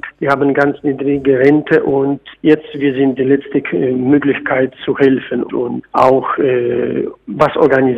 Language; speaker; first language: German; non-native, fluent; Polish